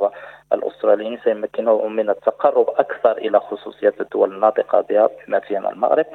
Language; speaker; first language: Arabic; native; Arabic